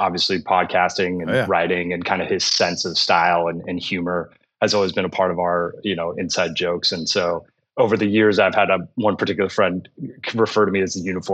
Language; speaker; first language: English; native; English